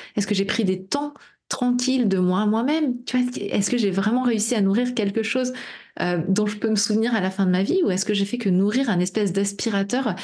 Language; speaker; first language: French; native; French